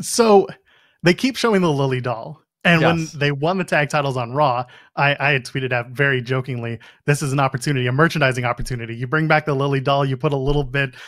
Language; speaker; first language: English; native; English